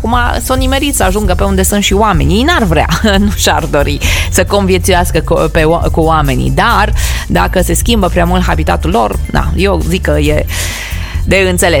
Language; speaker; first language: Romanian; native; Romanian